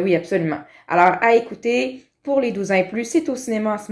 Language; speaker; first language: French; native; French